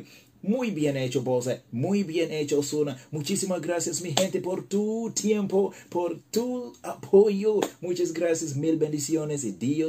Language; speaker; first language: Spanish; non-native, learner; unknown